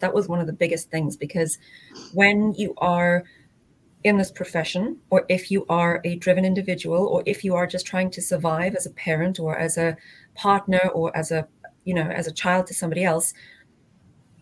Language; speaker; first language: English; native; English